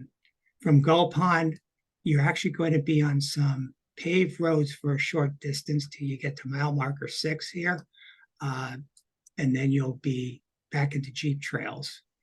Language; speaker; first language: English; native; English